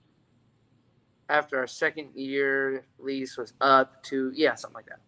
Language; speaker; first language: English; native; English